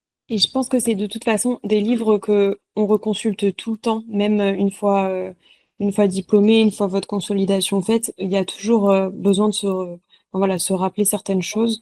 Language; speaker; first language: French; native; French